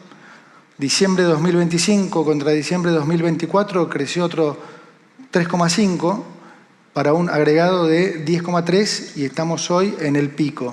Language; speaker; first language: Spanish; native; Spanish